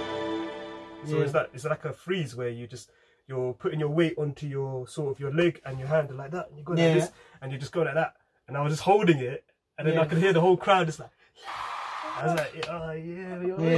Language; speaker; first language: English; native; English